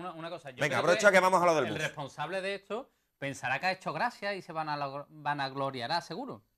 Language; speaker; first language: Spanish; native; Spanish